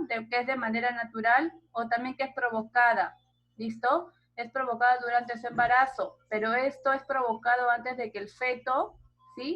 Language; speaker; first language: Spanish; native; Spanish